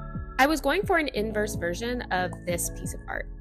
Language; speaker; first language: English; native; English